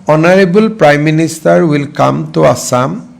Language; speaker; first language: English; non-native, local second language; Assamese